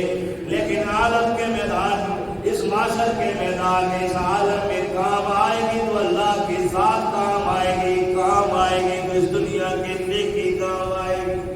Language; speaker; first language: Urdu; native; Urdu